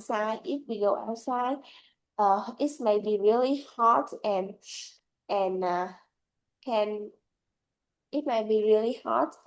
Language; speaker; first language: English; non-native, learner; Vietnamese